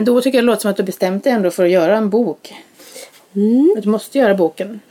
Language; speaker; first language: Swedish; native; Swedish